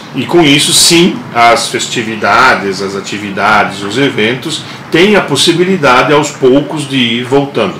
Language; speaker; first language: Portuguese; non-native, local second language; German